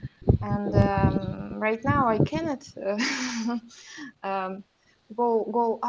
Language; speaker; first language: English; non-native, learner; Russian